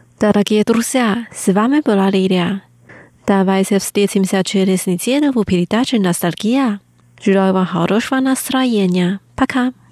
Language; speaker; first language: Russian; non-native, fluent; Chinese